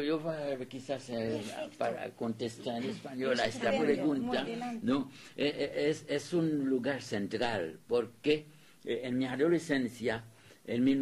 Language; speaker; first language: Spanish; non-native, fluent; French